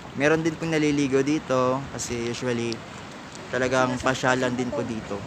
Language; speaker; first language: Filipino; non-native, local second language; Cebuano